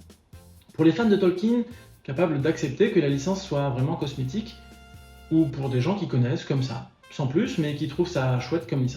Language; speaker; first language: French; native; French